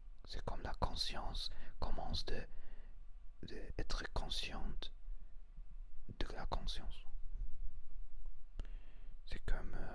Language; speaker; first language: French; non-native, learner; Spanish